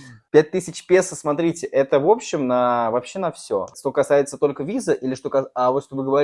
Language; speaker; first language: Russian; native; Russian